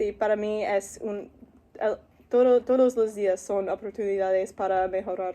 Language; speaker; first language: Spanish; non-native, learner; English